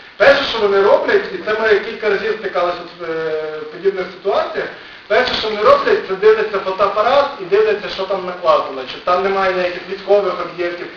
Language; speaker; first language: Ukrainian; native; Ukrainian